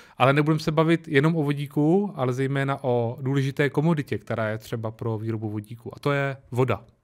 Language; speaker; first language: Czech; native; Czech